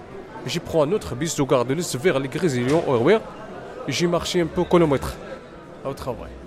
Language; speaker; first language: French; non-native, learner; Arabic